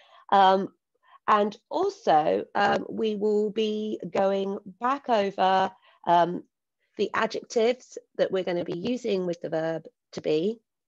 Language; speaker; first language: English; native; English